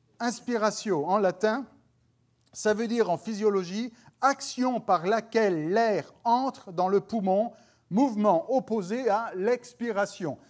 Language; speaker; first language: French; native; French